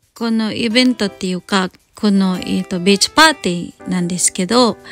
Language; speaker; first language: Japanese; non-native, fluent; Cebuano